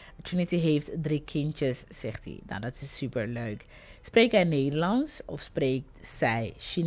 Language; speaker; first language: Dutch; non-native, fluent; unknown